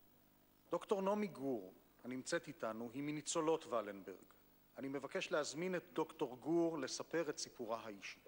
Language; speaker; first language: Hebrew; native; Hebrew